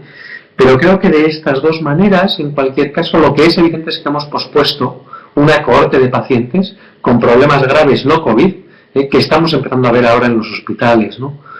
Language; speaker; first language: Spanish; native; Spanish